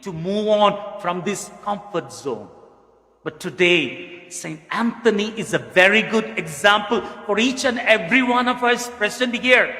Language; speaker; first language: English; non-native, local second language; Tamil